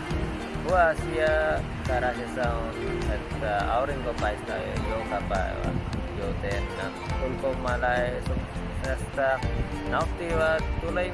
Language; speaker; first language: Finnish; non-native, learner; Urdu